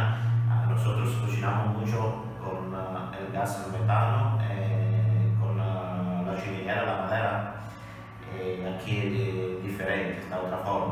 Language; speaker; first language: Spanish; non-native, learner; Italian